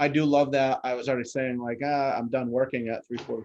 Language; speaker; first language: English; native; English